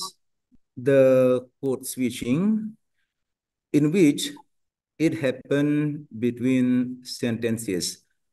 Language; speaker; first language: English; non-native, learner; Indonesian